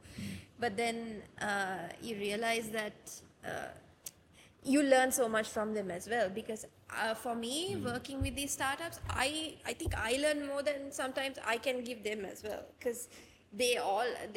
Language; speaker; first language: English; non-native, local second language; Sinhala